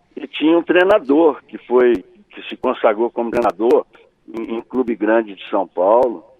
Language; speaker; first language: Portuguese; native; Portuguese